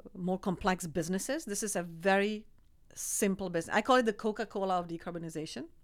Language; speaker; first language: English; non-native, fluent; Czech